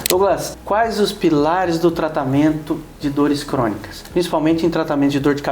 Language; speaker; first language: Portuguese; native; Portuguese